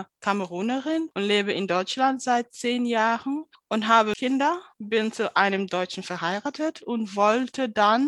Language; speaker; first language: German; non-native, fluent; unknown